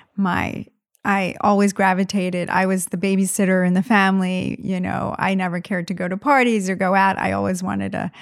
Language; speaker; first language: English; early bilingual, other home language; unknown